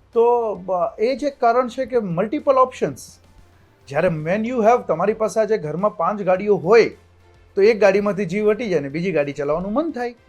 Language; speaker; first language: Gujarati; native; Gujarati